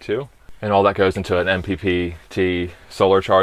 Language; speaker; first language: English; early bilingual, other home language; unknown